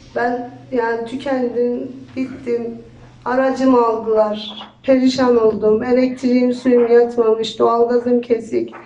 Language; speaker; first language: Turkish; native; Turkish